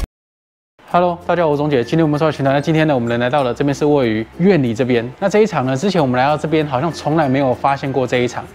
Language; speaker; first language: Chinese; native; Chinese